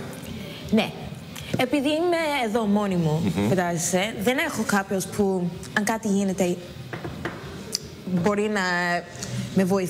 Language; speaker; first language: Greek; non-native, learner; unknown